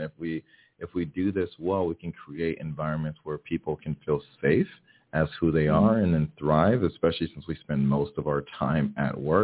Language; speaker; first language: English; early bilingual, other home language; Haitian Creole